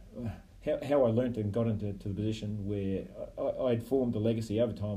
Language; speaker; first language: English; native; English